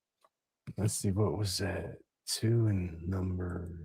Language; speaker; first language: English; native; English